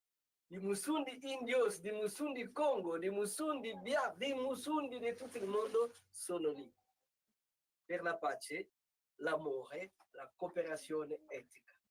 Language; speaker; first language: Italian; non-native, learner; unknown